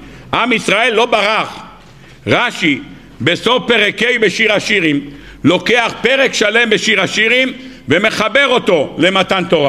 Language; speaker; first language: Hebrew; native; Hebrew